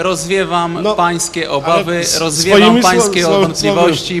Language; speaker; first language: Polish; native; Polish